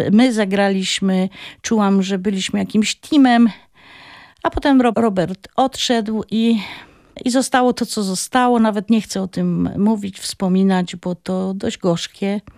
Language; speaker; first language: Polish; native; Polish